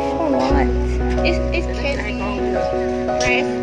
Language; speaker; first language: English; non-native, learner; Vietnamese